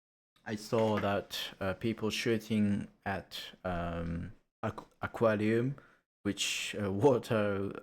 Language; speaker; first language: English; non-native, learner; Japanese